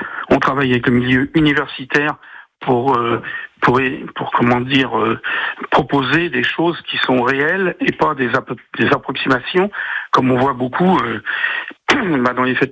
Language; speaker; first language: French; native; French